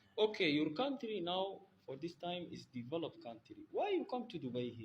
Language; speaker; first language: English; non-native, learner; Arabic